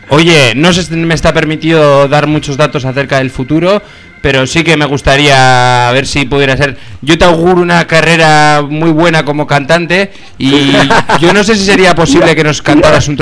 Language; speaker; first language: Spanish; native; Spanish